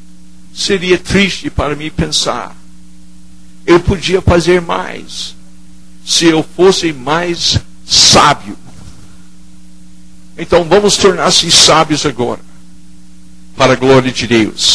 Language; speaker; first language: Portuguese; non-native, fluent; English